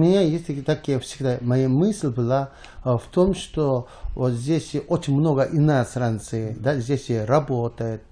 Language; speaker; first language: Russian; non-native, learner; Korean